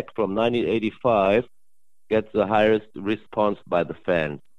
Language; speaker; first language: English; non-native, learner; German